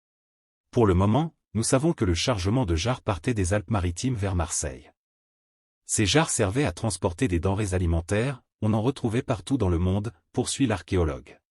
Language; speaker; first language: French; native; French